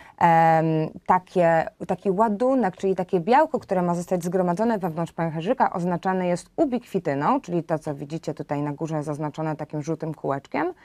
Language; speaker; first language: Polish; native; Polish